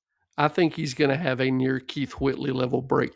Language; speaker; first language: English; native; English